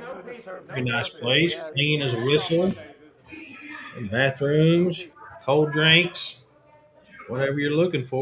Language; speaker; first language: English; native; English